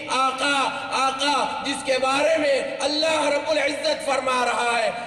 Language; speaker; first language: Urdu; native; Urdu